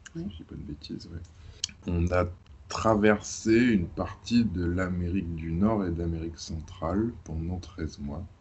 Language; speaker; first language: French; native; French